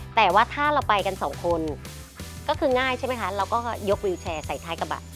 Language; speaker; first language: Thai; native; Thai